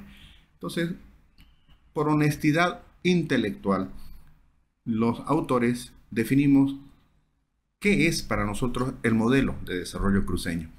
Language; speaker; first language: Spanish; native; Spanish